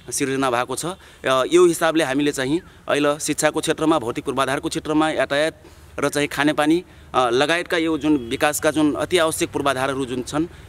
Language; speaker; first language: Nepali; non-native, local second language; Dangaura Tharu